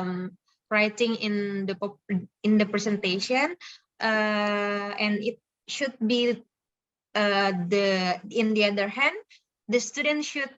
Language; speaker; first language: English; non-native, fluent; Indonesian